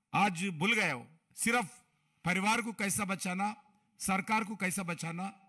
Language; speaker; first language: Hindi; non-native, local second language; Telugu